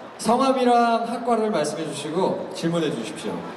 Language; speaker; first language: Korean; native; Korean